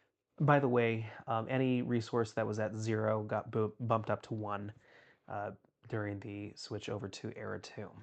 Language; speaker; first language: English; native; English